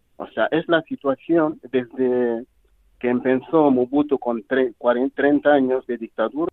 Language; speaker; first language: Spanish; non-native, fluent; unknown